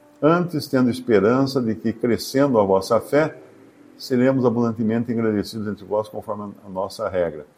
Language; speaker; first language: Portuguese; native; Portuguese